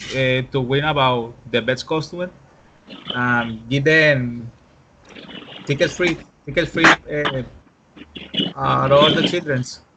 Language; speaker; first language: English; non-native, learner; Spanish